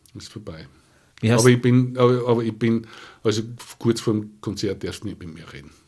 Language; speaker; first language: German; native; German